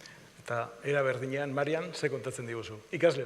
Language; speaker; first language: Basque; native; Basque